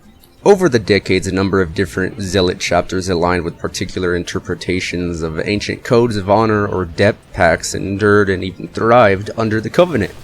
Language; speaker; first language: English; native; English